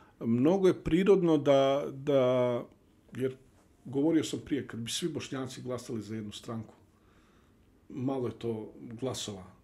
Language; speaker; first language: Bosnian; early bilingual, heritage; Bosnian